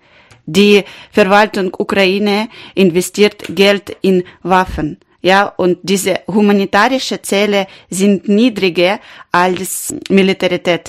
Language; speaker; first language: German; non-native, learner; Ukrainian